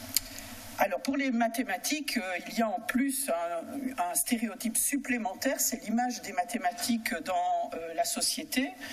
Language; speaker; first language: French; native; French